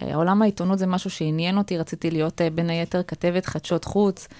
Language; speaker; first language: Hebrew; native; Hebrew